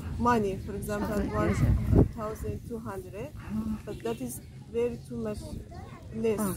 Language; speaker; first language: English; non-native, learner; Persian